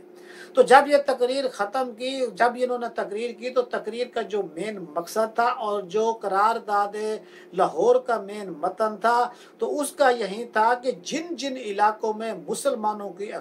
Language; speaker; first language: Urdu; native; Urdu